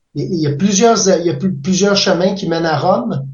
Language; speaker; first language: French; native; French